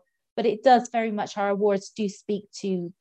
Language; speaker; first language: English; native; English